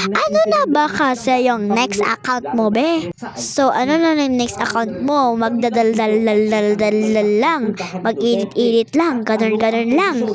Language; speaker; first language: Filipino; non-native, local second language; Cebuano